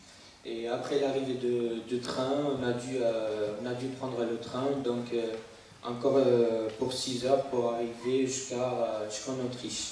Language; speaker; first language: French; non-native, fluent; Arabic